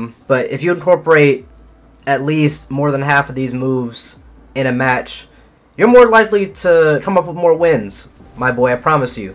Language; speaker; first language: English; native; English